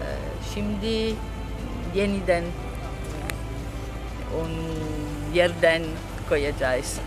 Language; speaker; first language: Turkish; non-native, learner; Italian